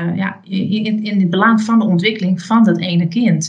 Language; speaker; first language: Dutch; native; Dutch